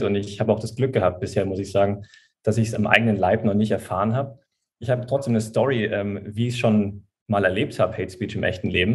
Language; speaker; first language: German; native; German